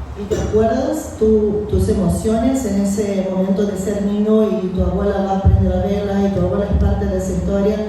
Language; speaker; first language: Spanish; non-native, fluent; Portuguese